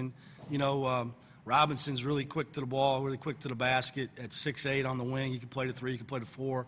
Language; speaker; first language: English; native; English